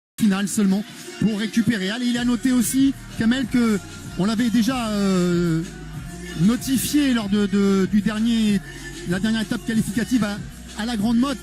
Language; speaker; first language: French; native; French